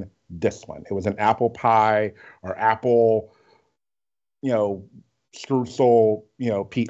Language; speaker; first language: English; native; English